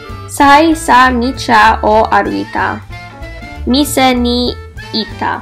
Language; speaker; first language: Japanese; non-native, learner; English